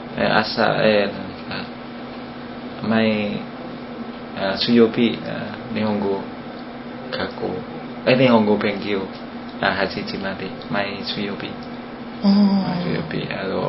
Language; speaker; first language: Japanese; non-native, learner; Indonesian